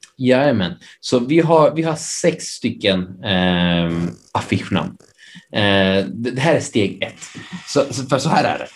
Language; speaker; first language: Swedish; early bilingual, other home language; Spanish